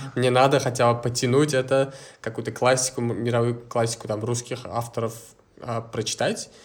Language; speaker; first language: Russian; non-native, local second language; Uzbek